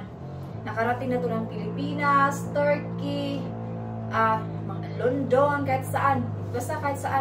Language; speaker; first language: Filipino; native; Filipino